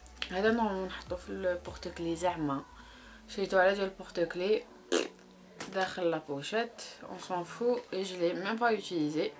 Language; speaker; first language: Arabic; early bilingual, heritage; Arabic